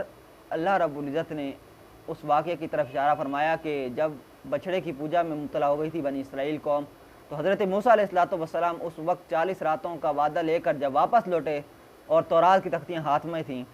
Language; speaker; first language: Urdu; native; Urdu